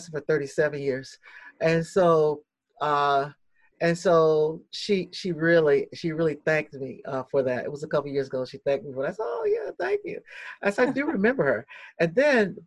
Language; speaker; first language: English; native; English